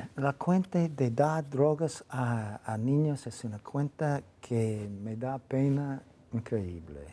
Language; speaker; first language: Spanish; non-native, fluent; English